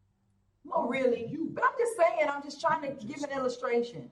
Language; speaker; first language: English; native; English